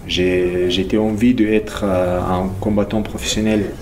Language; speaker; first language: French; non-native, learner; Chechen